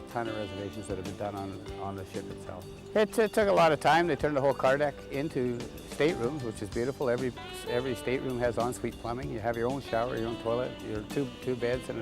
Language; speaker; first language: English; native; English